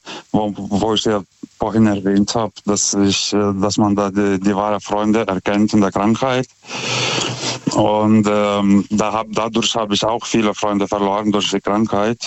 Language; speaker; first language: German; non-native, fluent; Lithuanian